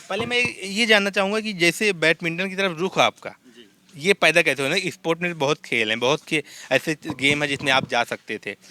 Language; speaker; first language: Hindi; native; Hindi